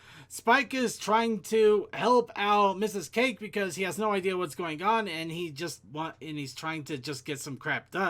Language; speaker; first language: English; native; English